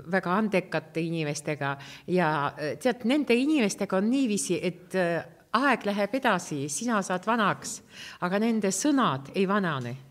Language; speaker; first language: Estonian; non-native, local second language; Russian